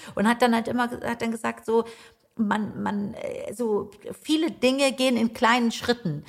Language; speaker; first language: German; early bilingual, other home language; Persian